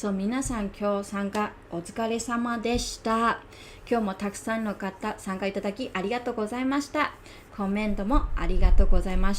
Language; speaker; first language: Japanese; non-native, learner; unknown